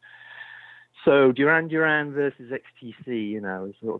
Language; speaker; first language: English; native; English